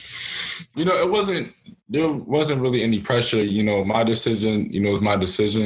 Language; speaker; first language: English; native; English